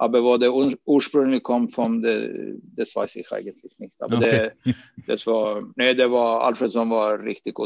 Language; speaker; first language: German; non-native, fluent; Swedish